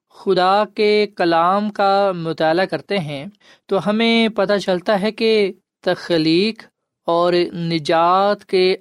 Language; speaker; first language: Urdu; non-native, local second language; Punjabi